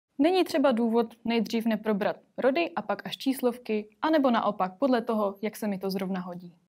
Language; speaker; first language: Czech; native; Czech